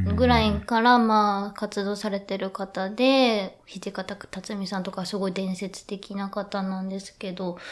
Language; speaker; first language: Japanese; native; Japanese